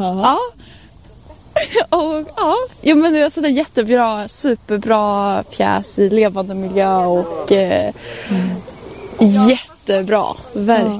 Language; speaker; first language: Swedish; native; Swedish